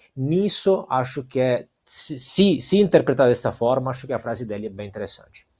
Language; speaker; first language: Portuguese; non-native, fluent; Italian